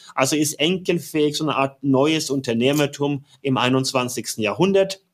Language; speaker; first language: German; non-native, fluent; Norwegian